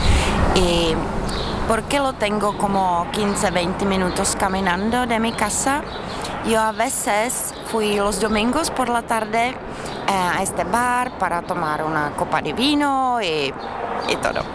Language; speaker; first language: Spanish; non-native, learner; Czech